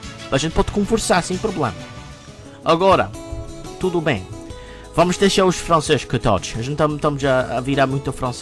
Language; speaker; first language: Portuguese; non-native, learner; English